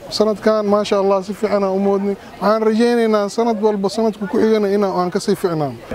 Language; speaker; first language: Somali; non-native, local second language; Swahili